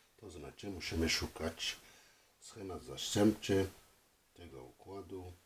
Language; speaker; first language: Polish; non-native, fluent; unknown